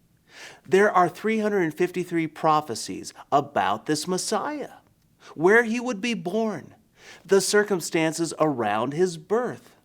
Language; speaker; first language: English; native; English